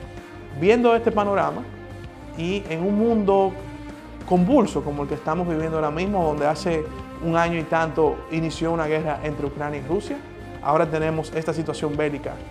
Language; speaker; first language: Spanish; native; Spanish